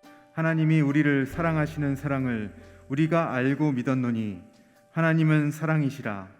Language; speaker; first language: Korean; native; Korean